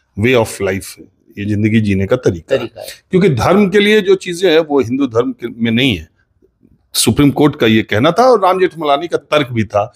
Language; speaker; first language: Hindi; native; Hindi